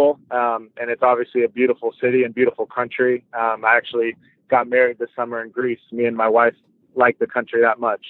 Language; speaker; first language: English; native; English